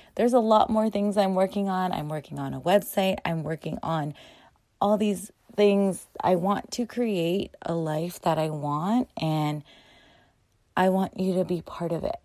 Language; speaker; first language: English; native; English